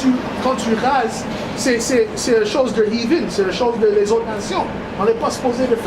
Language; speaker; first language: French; non-native, learner; English